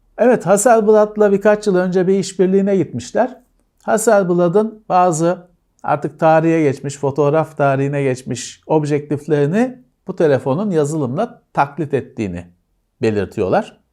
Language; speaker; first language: Turkish; native; Turkish